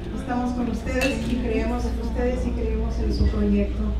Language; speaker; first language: Spanish; early bilingual, heritage; Spanish